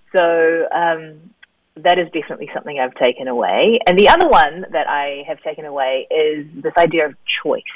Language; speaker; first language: English; native; English